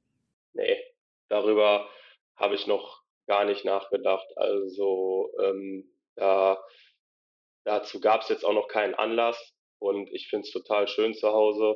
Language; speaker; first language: German; native; German